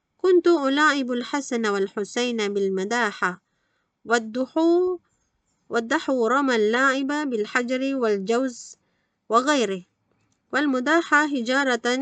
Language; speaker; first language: Arabic; non-native, fluent; Malay